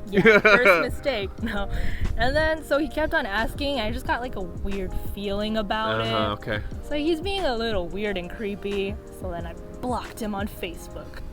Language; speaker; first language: English; native; English